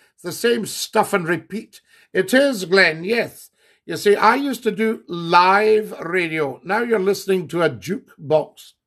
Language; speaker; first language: English; native; English